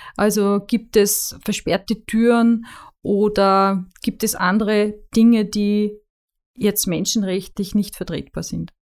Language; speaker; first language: German; native; German